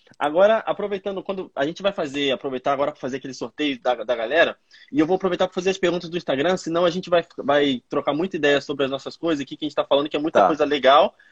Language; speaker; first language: Portuguese; native; Portuguese